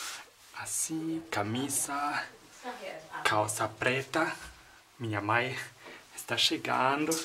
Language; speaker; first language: Portuguese; non-native, fluent; German